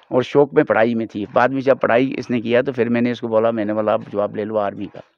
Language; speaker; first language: Hindi; non-native, local second language; Kashmiri